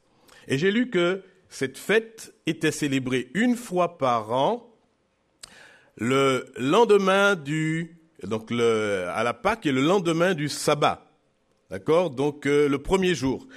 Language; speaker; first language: French; native; French